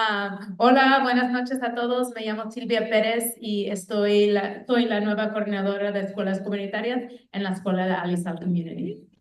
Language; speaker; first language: Spanish; early bilingual, heritage; Spanish